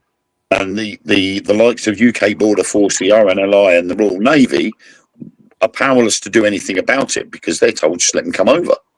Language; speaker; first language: English; native; English